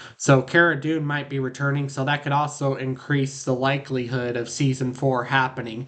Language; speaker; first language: English; native; English